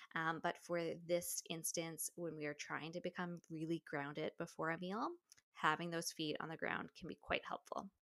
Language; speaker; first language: English; native; English